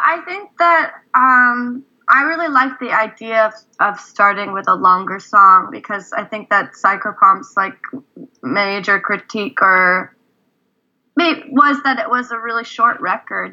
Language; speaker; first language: English; native; English